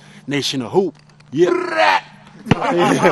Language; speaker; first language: English; native; English